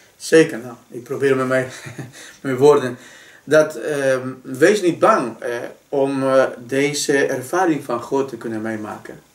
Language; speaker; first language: Dutch; non-native, fluent; Spanish